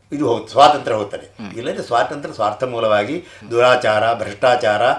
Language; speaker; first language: Kannada; non-native, local second language; Tulu